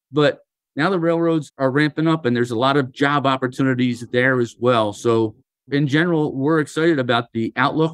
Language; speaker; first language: English; native; English